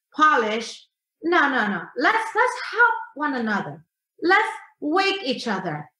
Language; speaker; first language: English; non-native, fluent; Indonesian